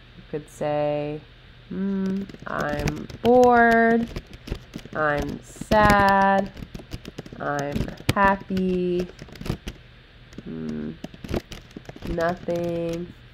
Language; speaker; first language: English; native; English